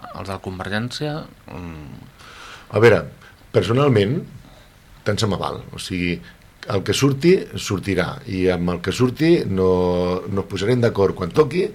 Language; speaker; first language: Catalan; non-native, local second language; Spanish